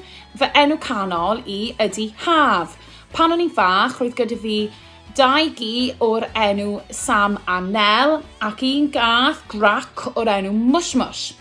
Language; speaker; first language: Welsh; native; Welsh